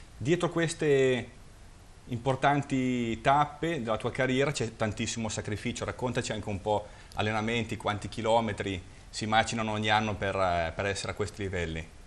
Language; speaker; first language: Italian; native; Italian